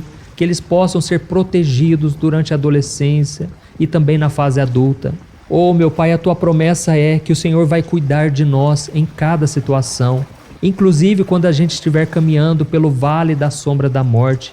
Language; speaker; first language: Portuguese; native; Portuguese